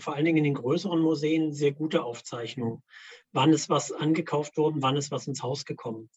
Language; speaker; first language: German; native; German